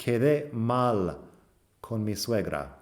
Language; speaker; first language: Spanish; non-native, fluent; English